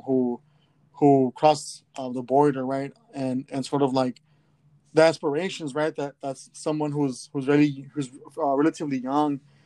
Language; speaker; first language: English; early bilingual, other home language; Spanish